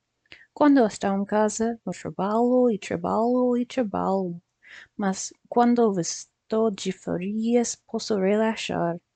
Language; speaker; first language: Portuguese; non-native, learner; English